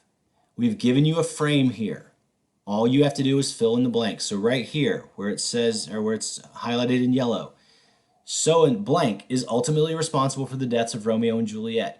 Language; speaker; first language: English; native; English